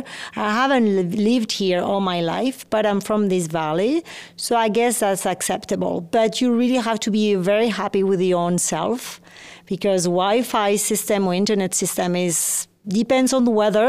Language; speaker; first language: English; non-native, fluent; French